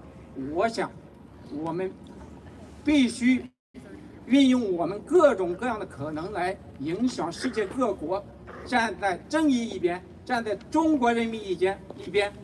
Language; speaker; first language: Chinese; native; Chinese